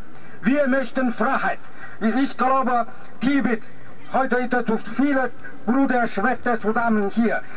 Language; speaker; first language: German; non-native, learner; Mongolian